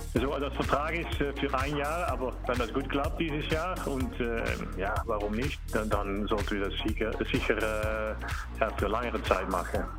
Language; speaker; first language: German; non-native, learner; Dutch